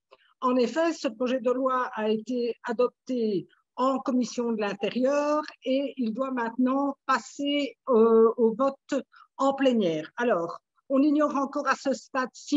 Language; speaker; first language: French; native; French